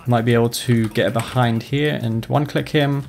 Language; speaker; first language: English; native; English